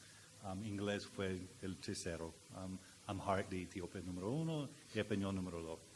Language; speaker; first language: Spanish; non-native, learner; English